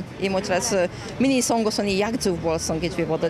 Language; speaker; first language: Mongolian; non-native, fluent; Hungarian